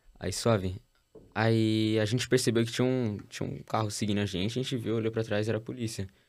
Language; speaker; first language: Portuguese; early bilingual, heritage; Portuguese